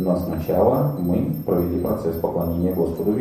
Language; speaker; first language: Russian; native; Russian